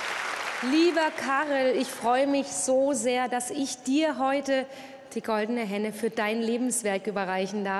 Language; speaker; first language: German; native; German